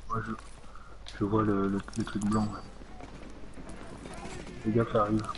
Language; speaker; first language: French; native; French